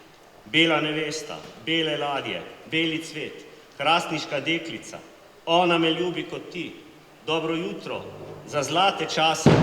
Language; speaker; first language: Slovenian; native; Slovenian